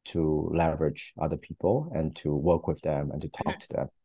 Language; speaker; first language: English; native; English